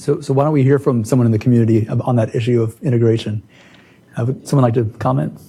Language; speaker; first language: English; native; English